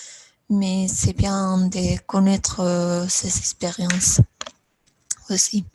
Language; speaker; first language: French; non-native, fluent; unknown